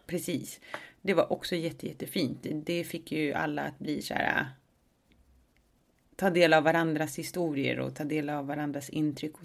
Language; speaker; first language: Swedish; native; Swedish